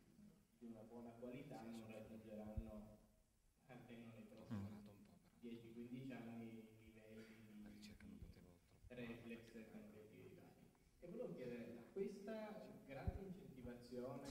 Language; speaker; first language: Italian; native; Italian